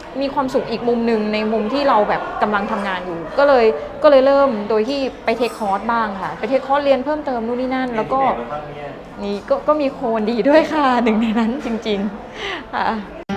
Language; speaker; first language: Thai; native; Thai